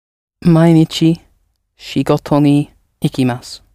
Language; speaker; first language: Japanese; non-native, learner; English